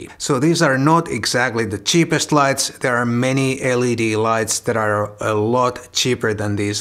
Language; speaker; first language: English; non-native, fluent; Finnish